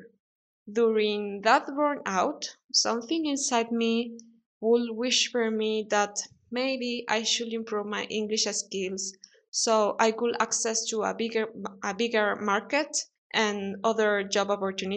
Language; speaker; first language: English; non-native, fluent; Spanish